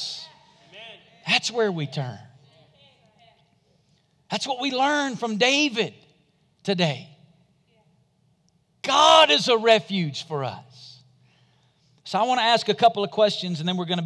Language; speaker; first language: English; native; English